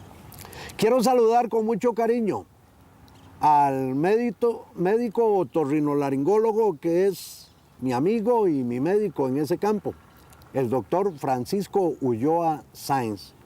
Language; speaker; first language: Spanish; native; Spanish